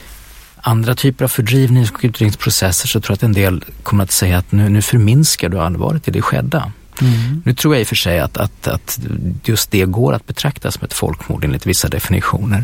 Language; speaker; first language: Swedish; native; Swedish